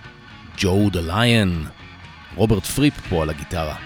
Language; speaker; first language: Hebrew; native; Hebrew